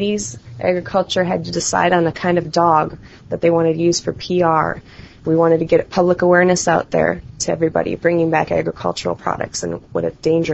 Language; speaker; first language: English; native; English